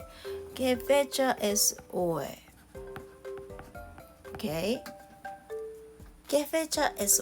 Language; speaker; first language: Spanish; non-native, learner; Japanese